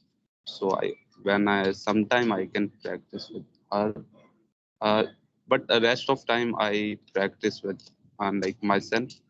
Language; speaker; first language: English; non-native, learner; Hindi